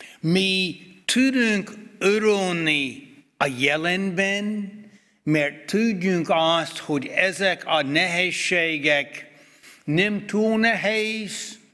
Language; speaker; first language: Hungarian; non-native, fluent; English